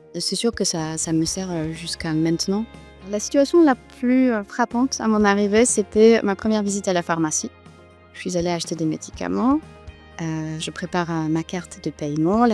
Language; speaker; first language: French; non-native, fluent; Polish